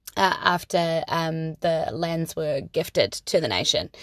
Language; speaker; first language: English; native; English